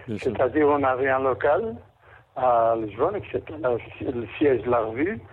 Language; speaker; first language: French; non-native, fluent; Portuguese